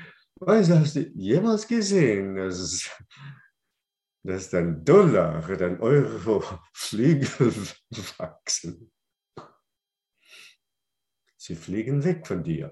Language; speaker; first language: German; non-native, fluent; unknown